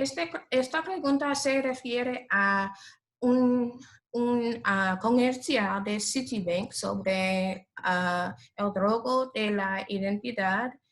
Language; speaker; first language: Spanish; non-native, learner; English